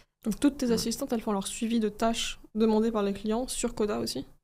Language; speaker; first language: French; native; French